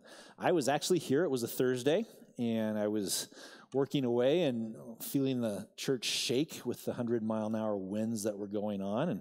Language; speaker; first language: English; native; English